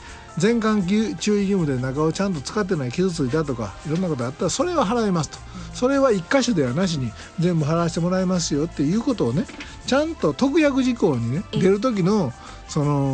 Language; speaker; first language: Japanese; native; Japanese